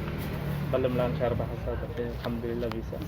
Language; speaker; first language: Indonesian; non-native, learner; Arabic